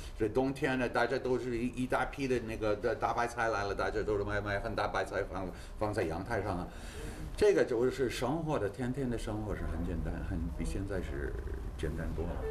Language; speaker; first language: Chinese; non-native, fluent; English